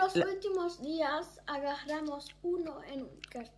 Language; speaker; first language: Spanish; early bilingual, heritage; German